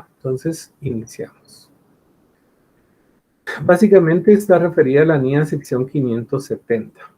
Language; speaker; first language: Spanish; native; Spanish